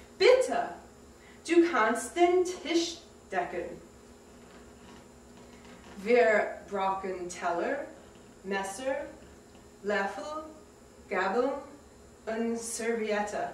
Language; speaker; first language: German; non-native, learner; English